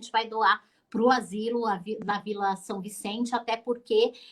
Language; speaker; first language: Portuguese; native; Portuguese